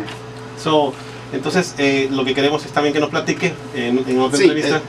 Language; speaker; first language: Spanish; native; Spanish